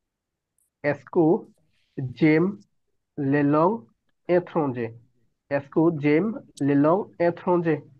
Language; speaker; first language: French; non-native, fluent; Bangla